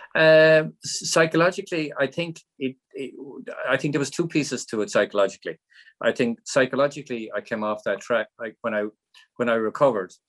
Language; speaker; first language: English; native; English